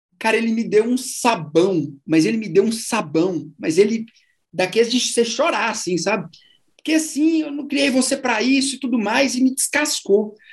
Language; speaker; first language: Portuguese; native; Portuguese